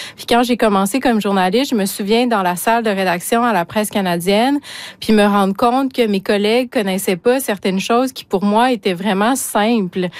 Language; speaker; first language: French; native; French